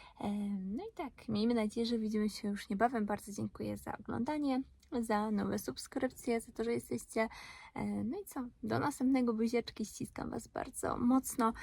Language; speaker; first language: Polish; native; Polish